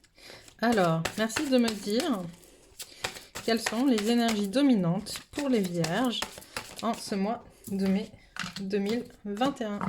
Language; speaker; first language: French; native; French